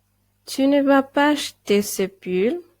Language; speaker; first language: French; non-native, fluent; Spanish